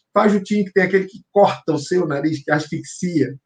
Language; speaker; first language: Portuguese; native; Portuguese